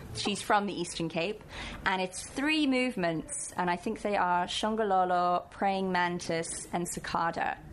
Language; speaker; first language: English; native; English